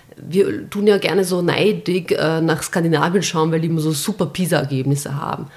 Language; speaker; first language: German; early bilingual, other home language; Bosnian